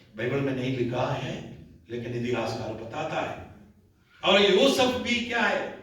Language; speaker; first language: Hindi; non-native, local second language; Malayalam